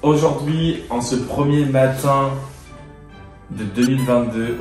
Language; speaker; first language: French; native; French